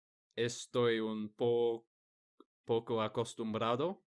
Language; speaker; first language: Spanish; non-native, learner; English